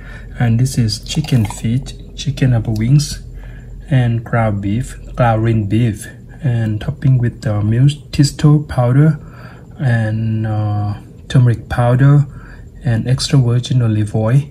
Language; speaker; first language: English; non-native, local second language; Thai